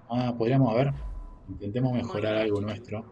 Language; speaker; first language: Spanish; native; Spanish